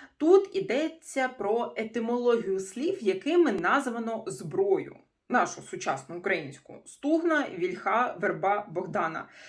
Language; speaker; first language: Ukrainian; non-native, local second language; Russian